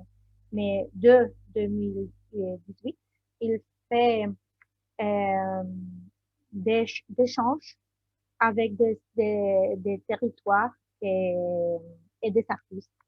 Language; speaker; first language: French; non-native, learner; Spanish